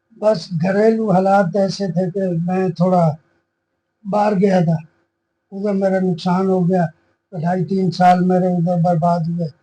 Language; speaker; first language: Urdu; non-native, local second language; Punjabi